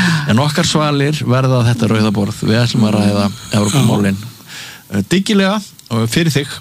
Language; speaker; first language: Icelandic; native; Icelandic